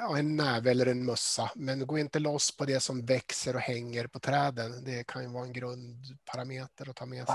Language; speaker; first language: Swedish; native; Swedish